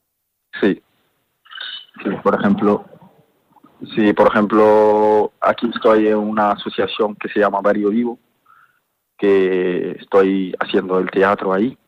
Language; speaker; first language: Spanish; non-native, fluent; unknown